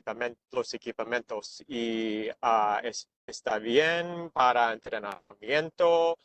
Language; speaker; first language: Spanish; non-native, learner; Portuguese